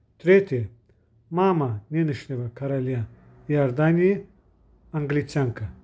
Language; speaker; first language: Russian; non-native, local second language; Azerbaijani